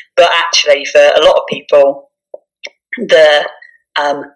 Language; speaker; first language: English; native; English